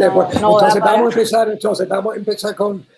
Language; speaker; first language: Spanish; non-native, learner; English